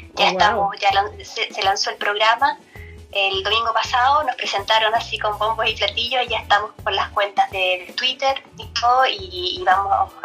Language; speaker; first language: Spanish; native; Spanish